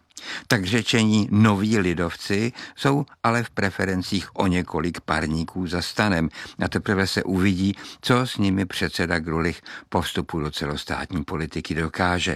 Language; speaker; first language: Czech; native; Czech